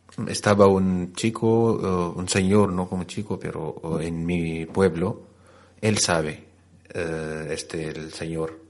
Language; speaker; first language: Spanish; non-native, learner; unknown